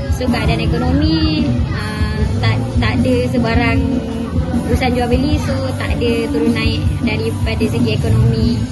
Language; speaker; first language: Malay; native; Malay